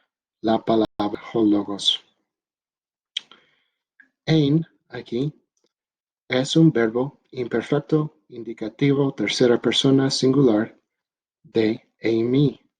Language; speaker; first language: Spanish; non-native, fluent; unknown